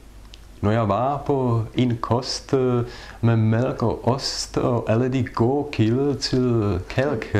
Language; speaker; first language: Danish; non-native, fluent; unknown